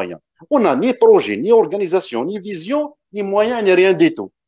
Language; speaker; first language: French; non-native, local second language; Kabyle